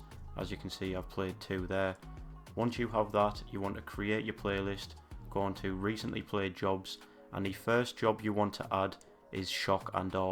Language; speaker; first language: English; native; English